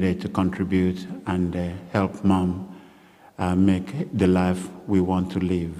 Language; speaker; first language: English; non-native, local second language; Yoruba